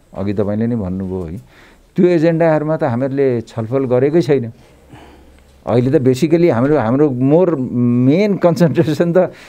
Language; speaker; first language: Nepali; native; Nepali